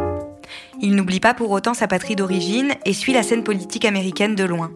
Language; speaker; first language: French; native; French